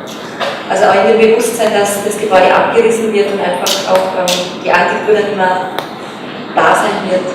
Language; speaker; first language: German; native; German